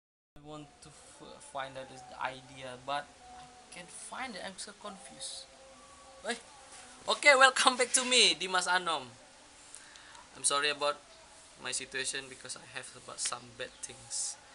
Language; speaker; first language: English; non-native, learner; Indonesian